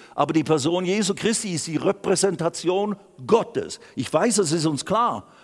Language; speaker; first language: German; native; German